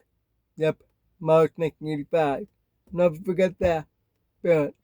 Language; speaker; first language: English; native; English